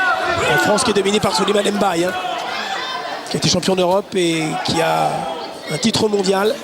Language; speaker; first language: French; native; French